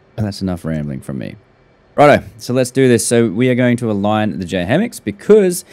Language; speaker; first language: English; native; English